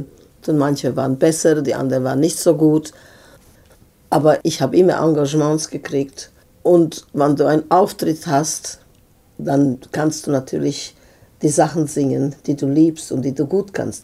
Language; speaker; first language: German; non-native, fluent; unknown